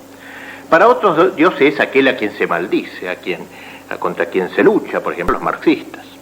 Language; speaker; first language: Spanish; native; Spanish